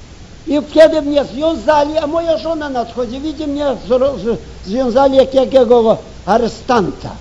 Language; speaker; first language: Polish; early bilingual, heritage; Ukrainian